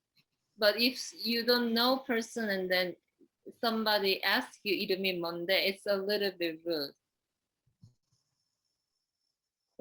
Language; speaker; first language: English; non-native, fluent; Korean